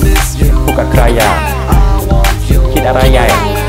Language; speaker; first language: Thai; non-native, learner; Korean